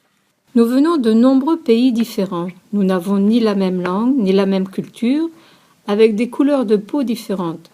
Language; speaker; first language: French; non-native, learner; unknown